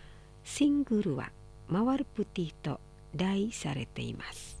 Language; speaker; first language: Japanese; non-native, fluent; Indonesian